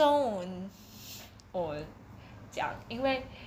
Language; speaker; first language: Chinese; early bilingual, heritage; Chinese